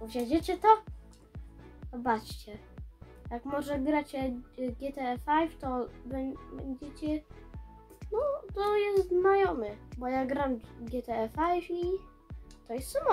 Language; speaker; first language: Polish; early bilingual, heritage; Polish